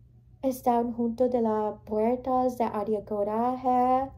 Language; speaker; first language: Spanish; early bilingual, heritage; English